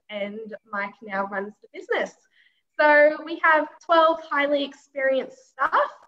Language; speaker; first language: English; native; English